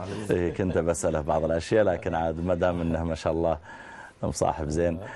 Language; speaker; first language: Arabic; native; Arabic